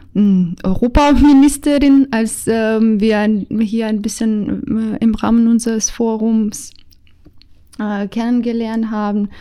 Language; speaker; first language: German; non-native, fluent; Russian